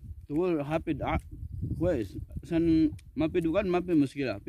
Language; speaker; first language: Arabic; non-native, learner; Indonesian